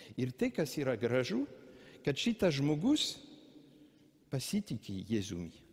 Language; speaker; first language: Lithuanian; non-native, fluent; French